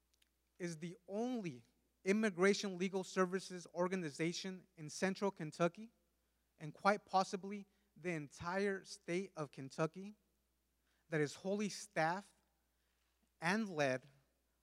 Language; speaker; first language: English; early bilingual, other home language; Spanish